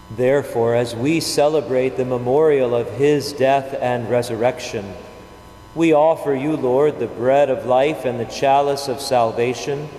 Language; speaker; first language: English; native; English